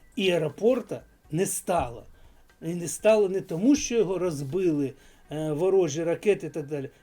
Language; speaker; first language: Ukrainian; non-native, local second language; Russian